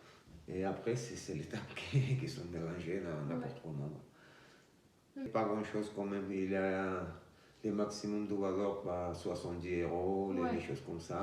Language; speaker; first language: French; non-native, fluent; Georgian